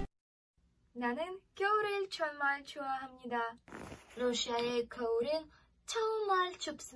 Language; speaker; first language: Korean; non-native, learner; Russian